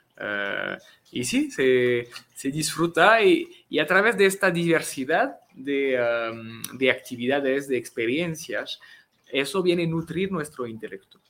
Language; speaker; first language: Spanish; non-native, fluent; French